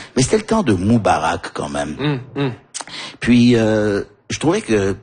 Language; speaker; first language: French; native; French